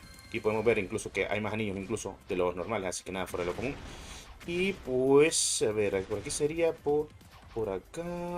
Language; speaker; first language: Spanish; native; Spanish